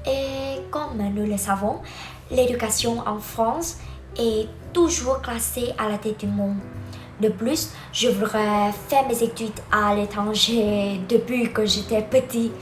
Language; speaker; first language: French; non-native, learner; Vietnamese